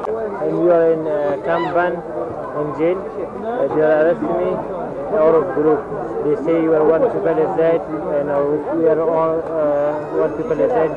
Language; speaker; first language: English; non-native, learner; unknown